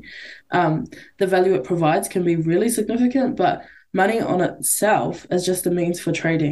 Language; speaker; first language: English; native; English